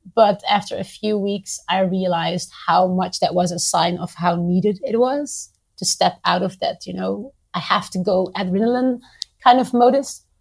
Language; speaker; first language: English; non-native, fluent; Dutch